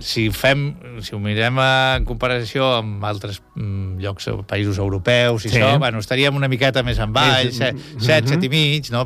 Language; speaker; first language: Catalan; native; Catalan